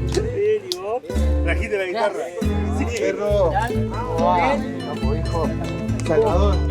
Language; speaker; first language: Spanish; native; Spanish